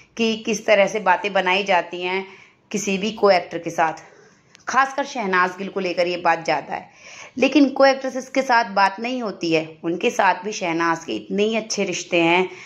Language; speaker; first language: Hindi; native; Hindi